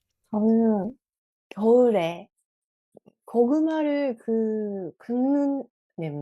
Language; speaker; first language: Korean; non-native, fluent; Japanese